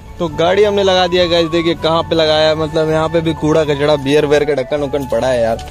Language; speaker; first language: Hindi; non-native, local second language; Bangla